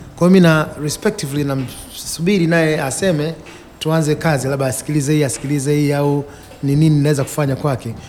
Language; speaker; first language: Swahili; native; Swahili